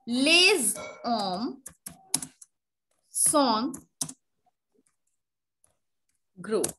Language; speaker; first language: French; non-native, fluent; Hindi